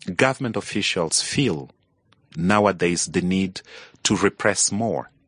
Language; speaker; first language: English; non-native, fluent; Portuguese